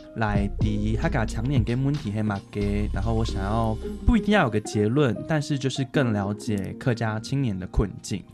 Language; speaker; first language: Chinese; native; Chinese